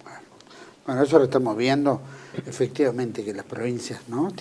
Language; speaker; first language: Spanish; native; Spanish